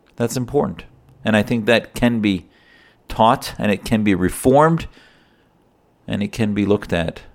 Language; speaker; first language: English; native; English